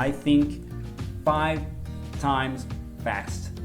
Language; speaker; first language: English; non-native, learner; Portuguese